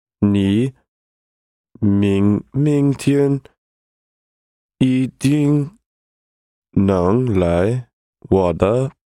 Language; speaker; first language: Chinese; non-native, learner; English